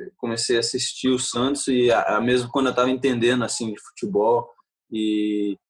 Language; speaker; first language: Portuguese; early bilingual, heritage; Portuguese